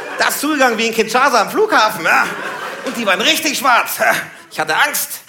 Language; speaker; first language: German; early bilingual, other home language; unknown